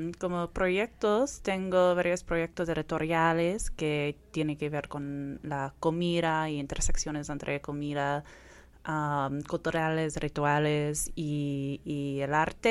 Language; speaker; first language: Spanish; non-native, fluent; English